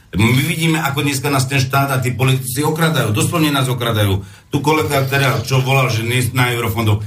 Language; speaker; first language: Slovak; non-native, fluent; Arabic